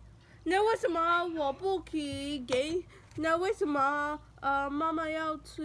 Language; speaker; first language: Chinese; early bilingual, heritage; Chinese